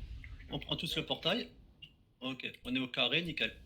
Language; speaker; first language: French; native; French